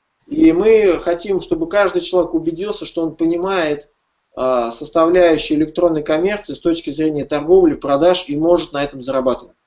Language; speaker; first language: Russian; native; Russian